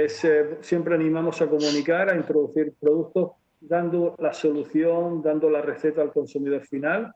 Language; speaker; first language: Spanish; native; Spanish